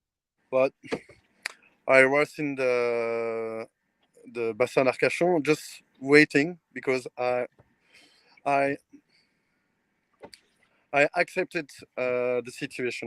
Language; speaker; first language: English; non-native, learner; French